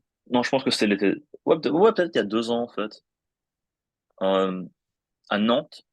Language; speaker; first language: French; non-native, fluent; English